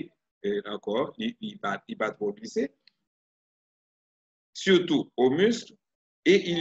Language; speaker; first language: French; non-native, local second language; Haitian Creole